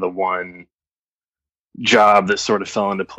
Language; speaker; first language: English; native; English